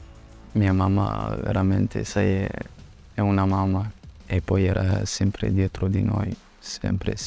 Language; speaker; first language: Italian; non-native, fluent; French